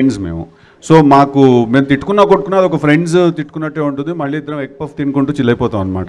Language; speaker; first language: Telugu; native; Telugu